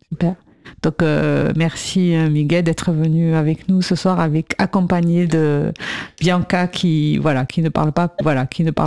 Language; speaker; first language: French; native; French